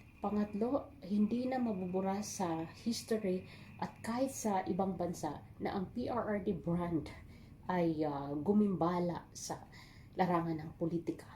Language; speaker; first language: Filipino; non-native, local second language; Waray